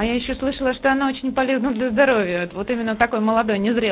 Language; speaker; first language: Russian; native; Russian